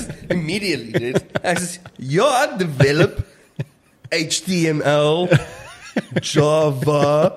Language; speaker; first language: English; non-native, local second language; Afrikaans